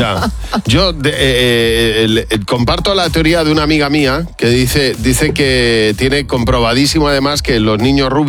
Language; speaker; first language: Spanish; native; Spanish